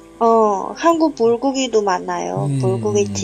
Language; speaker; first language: Korean; non-native, learner; Chinese